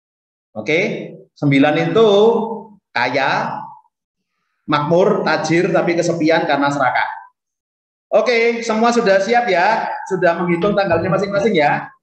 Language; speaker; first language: Indonesian; native; Indonesian